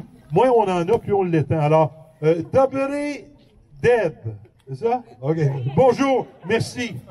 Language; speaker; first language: French; native; French